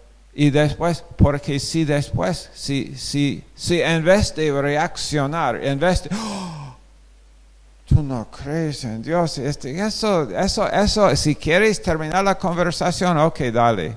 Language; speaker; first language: Spanish; non-native, fluent; English